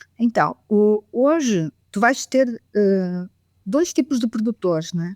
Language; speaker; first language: Portuguese; native; Portuguese